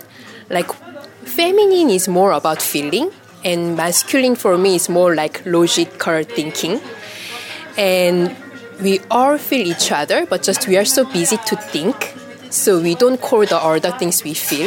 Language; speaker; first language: English; non-native, fluent; Korean